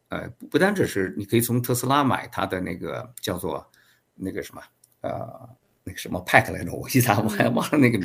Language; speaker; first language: Chinese; native; Chinese